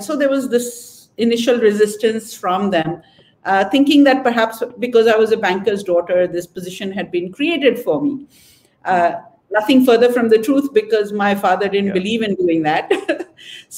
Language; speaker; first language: English; non-native, local second language; Urdu